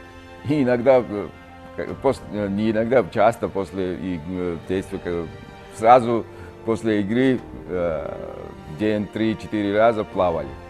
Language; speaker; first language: Russian; non-native, fluent; Georgian